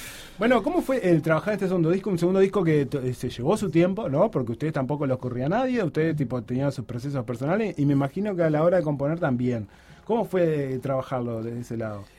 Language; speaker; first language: Spanish; native; Spanish